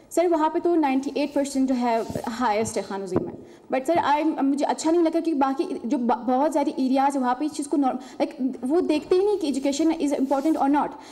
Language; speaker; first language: Urdu; native; Urdu